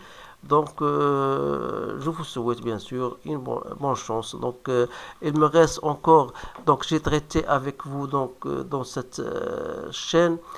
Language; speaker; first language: French; non-native, local second language; Arabic